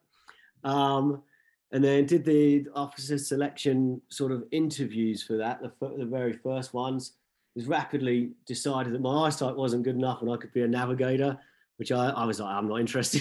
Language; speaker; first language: English; native; English